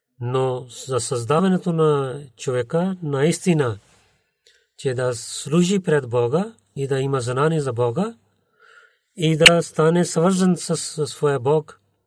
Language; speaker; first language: Bulgarian; non-native, learner; Urdu